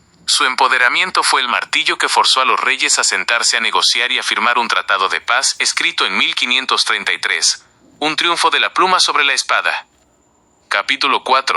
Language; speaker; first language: Spanish; native; Spanish